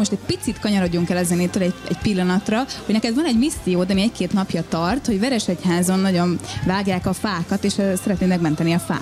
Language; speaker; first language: Hungarian; native; Hungarian